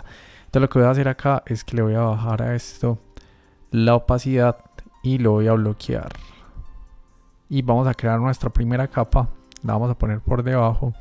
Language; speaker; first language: Spanish; native; Spanish